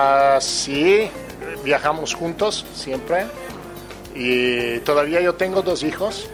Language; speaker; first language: Portuguese; non-native, learner; Italian